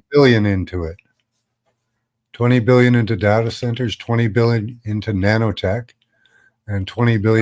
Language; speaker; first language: English; native; English